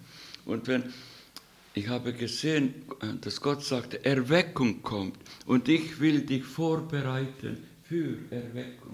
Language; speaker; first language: German; non-native, learner; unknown